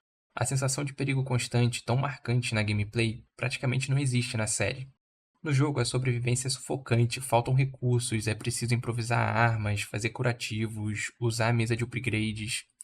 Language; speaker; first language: Portuguese; native; Portuguese